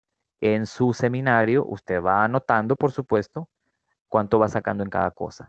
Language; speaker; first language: Spanish; native; Spanish